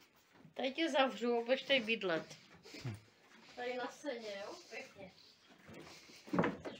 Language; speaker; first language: Czech; native; Czech